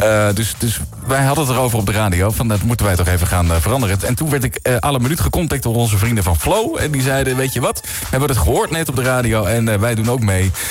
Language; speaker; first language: Dutch; native; Dutch